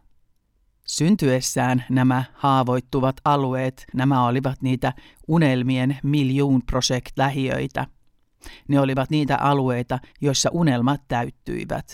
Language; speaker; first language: Finnish; early bilingual, heritage; Finnish